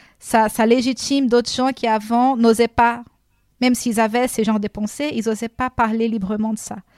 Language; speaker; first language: French; non-native, fluent; Portuguese